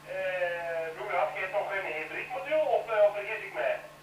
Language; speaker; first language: Dutch; native; Dutch